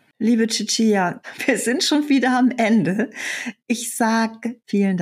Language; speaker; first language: German; native; German